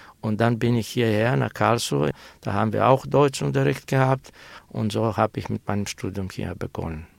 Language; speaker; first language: German; non-native, fluent; Greek